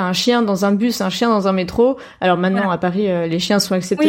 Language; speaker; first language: French; native; French